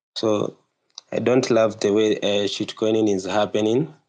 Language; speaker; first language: English; non-native, local second language; Kikuyu